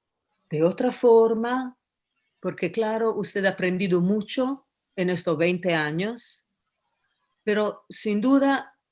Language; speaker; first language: Spanish; non-native, fluent; Italian